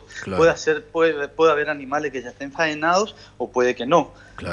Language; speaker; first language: Spanish; native; Spanish